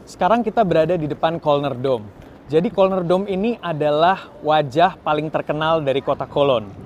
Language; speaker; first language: Indonesian; native; Indonesian